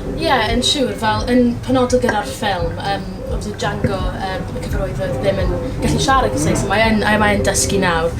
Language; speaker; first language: Welsh; non-native, local second language; English